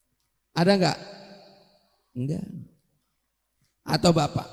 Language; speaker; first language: Indonesian; native; Indonesian